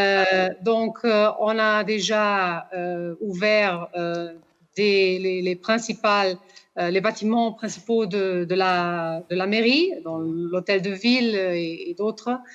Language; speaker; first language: French; non-native, fluent; Portuguese